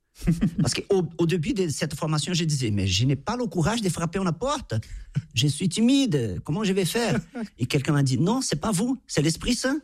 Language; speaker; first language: French; non-native, fluent; Portuguese